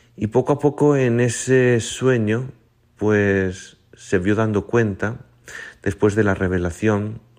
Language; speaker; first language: Spanish; native; Spanish